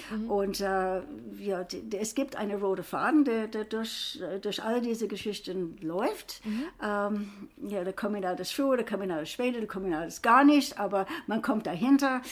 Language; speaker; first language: German; non-native, fluent; English